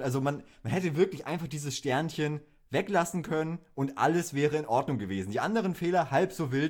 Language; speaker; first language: German; native; German